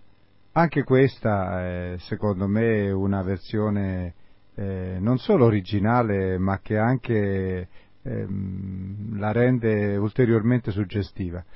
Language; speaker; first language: Italian; native; Italian